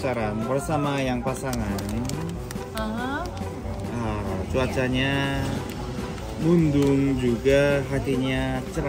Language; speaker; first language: Indonesian; non-native, learner; Korean